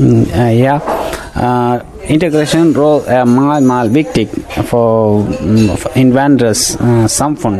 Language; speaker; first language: Danish; non-native, fluent; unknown